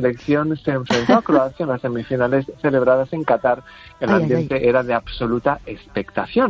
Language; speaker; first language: Spanish; native; Spanish